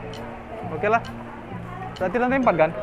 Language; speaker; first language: Indonesian; native; Indonesian